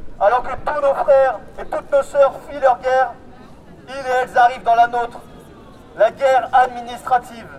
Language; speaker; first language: French; native; French